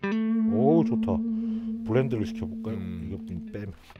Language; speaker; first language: Korean; native; Korean